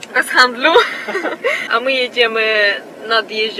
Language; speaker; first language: Polish; non-native, fluent; Russian